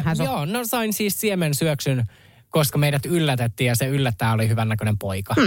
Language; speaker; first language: Finnish; native; Finnish